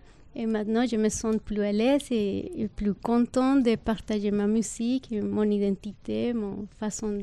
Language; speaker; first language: French; non-native, fluent; Spanish